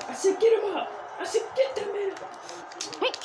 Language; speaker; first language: English; native; English